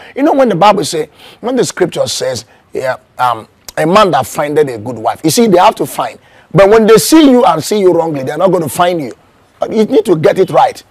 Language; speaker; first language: English; non-native, local second language; Igbo